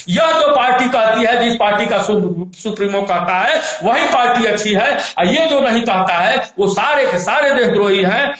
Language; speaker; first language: Hindi; native; Hindi